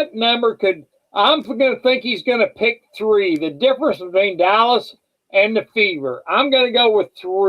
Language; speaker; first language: English; native; English